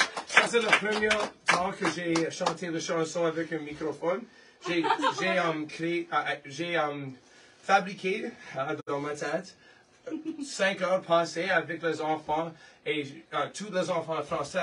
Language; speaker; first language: French; non-native, learner; English